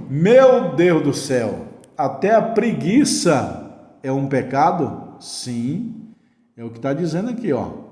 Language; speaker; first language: Portuguese; native; Portuguese